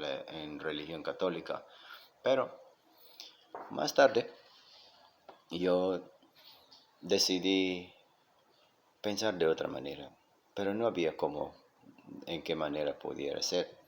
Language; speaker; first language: Spanish; non-native, local second language; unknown